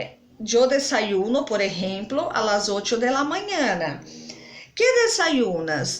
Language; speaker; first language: Spanish; non-native, fluent; Portuguese